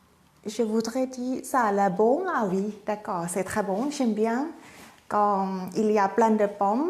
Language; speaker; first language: French; non-native, fluent; Thai